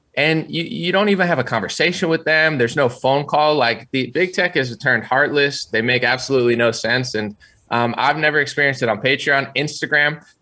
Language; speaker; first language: English; native; English